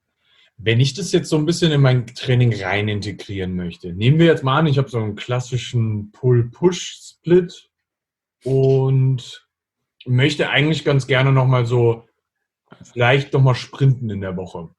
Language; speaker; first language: German; native; German